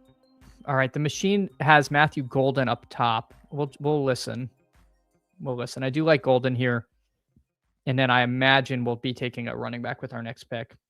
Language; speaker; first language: English; native; English